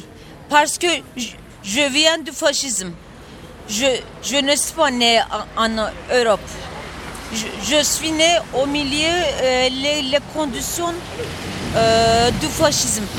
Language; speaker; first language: French; non-native, learner; Turkish